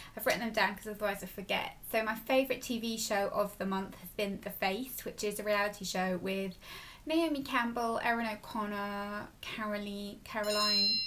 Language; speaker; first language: English; native; English